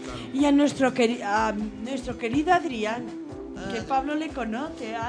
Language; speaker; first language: Spanish; native; Spanish